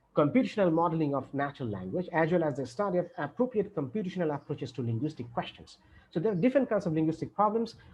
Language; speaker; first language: English; non-native, local second language; Bangla